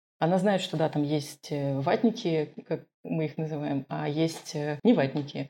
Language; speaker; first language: Russian; non-native, local second language; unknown